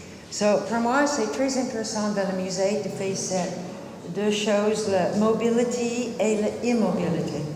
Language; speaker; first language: French; non-native, learner; English